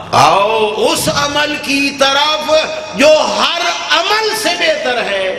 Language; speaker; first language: Urdu; non-native, local second language; Punjabi